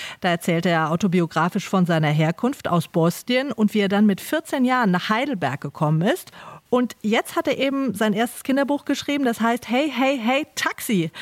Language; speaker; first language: German; native; German